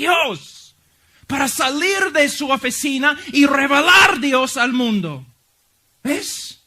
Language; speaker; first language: Spanish; non-native, fluent; English